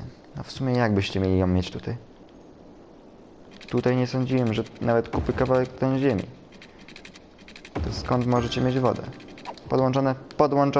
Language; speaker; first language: Polish; native; Polish